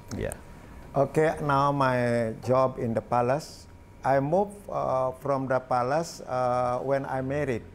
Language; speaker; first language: English; non-native, learner; Balinese